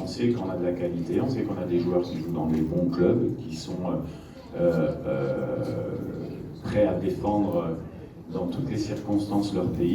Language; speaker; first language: French; native; French